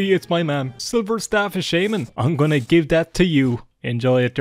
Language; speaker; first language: English; native; English